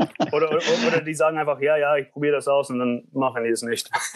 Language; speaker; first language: German; early bilingual, heritage; German